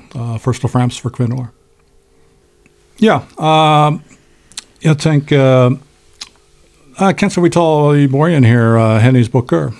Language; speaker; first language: Swedish; non-native, learner; English